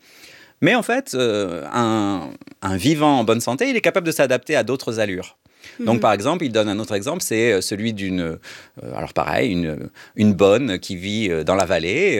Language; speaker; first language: French; native; French